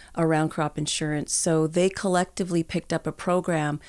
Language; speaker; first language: English; native; English